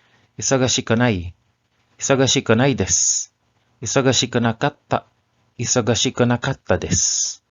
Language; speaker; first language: Japanese; non-native, learner; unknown